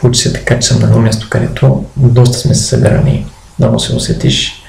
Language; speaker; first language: Bulgarian; native; Bulgarian